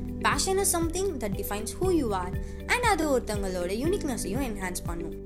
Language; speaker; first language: English; non-native, local second language; Tamil